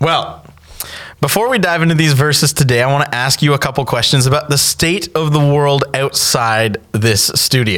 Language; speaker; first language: English; native; English